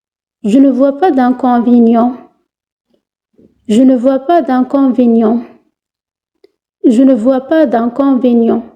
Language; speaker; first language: French; non-native, fluent; Arabic